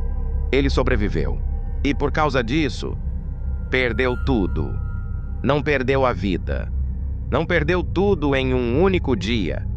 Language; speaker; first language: Portuguese; native; Portuguese